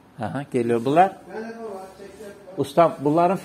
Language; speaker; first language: Turkish; non-native, fluent; Russian